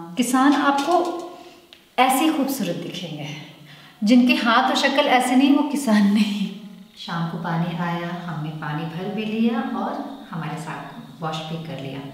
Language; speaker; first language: Hindi; native; Hindi